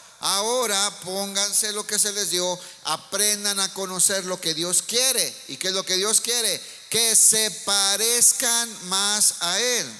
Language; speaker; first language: Spanish; native; Spanish